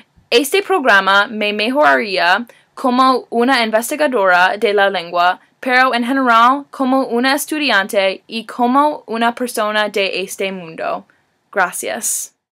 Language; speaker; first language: Spanish; non-native, learner; English